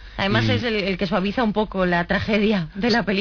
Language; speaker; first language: Spanish; native; Spanish